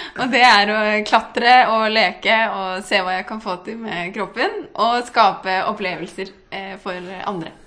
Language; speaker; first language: Norwegian; native; Norwegian